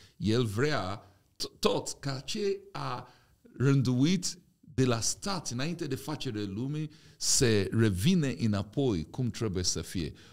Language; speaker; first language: Romanian; non-native, fluent; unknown